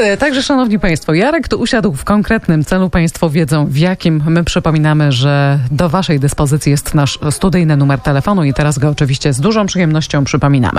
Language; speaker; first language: Polish; native; Polish